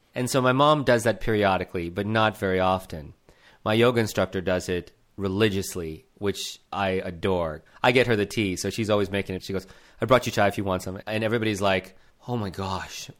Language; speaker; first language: English; early bilingual, other home language; Gujarati